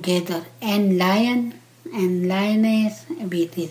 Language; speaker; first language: English; non-native, local second language; Gujarati